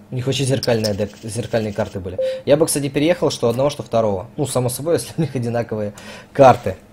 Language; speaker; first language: Russian; native; Russian